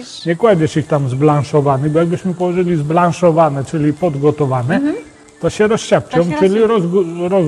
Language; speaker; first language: Polish; native; Polish